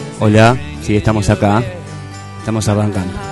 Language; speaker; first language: Spanish; native; Spanish